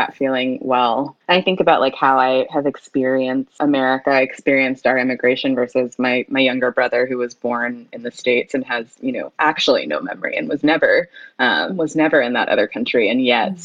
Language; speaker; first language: English; native; English